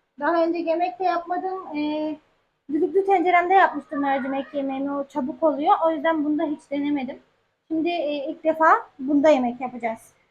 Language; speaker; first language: Turkish; native; Turkish